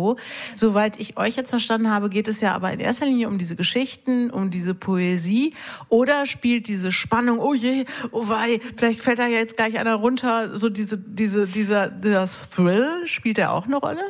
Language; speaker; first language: German; native; German